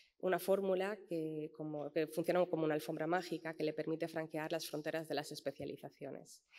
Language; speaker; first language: Spanish; native; Spanish